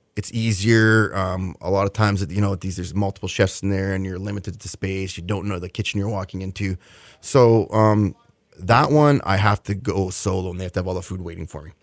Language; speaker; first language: English; native; English